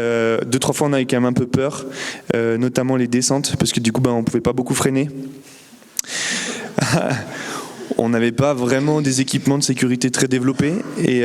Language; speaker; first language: French; native; French